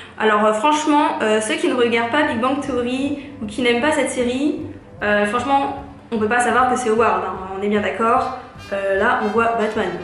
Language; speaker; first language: French; early bilingual, other home language; Portuguese